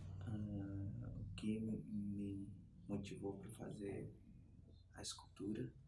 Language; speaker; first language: Portuguese; non-native, local second language; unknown